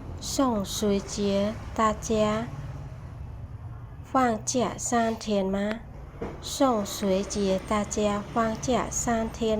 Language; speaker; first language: Chinese; non-native, fluent; Khmer